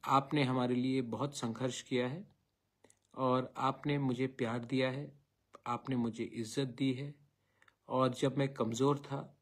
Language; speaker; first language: Hindi; non-native, local second language; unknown